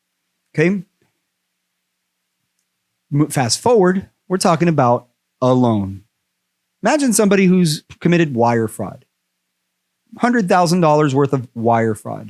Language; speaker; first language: English; native; English